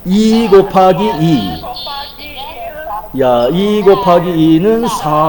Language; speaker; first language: Korean; non-native, fluent; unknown